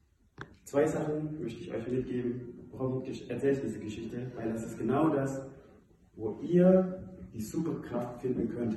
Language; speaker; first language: German; non-native, fluent; Indonesian